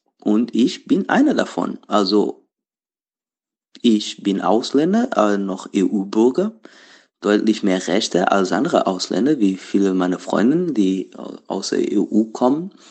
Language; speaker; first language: German; non-native, learner; Portuguese